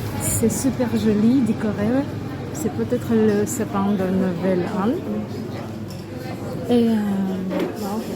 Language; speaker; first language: French; non-native, learner; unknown